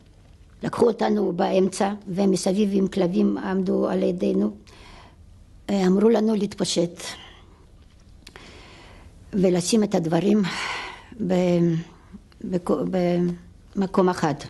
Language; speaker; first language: Hebrew; non-native, fluent; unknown